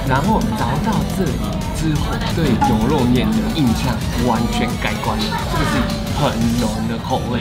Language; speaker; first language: Chinese; non-native, fluent; Japanese